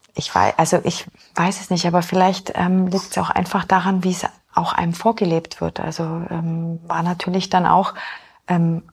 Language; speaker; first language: German; early bilingual, other home language; Polish